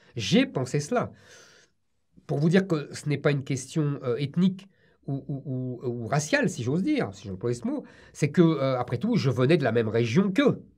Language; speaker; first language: French; native; French